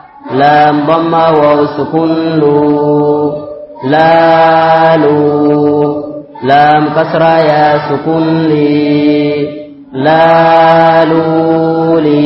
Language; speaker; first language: Arabic; non-native, learner; Swahili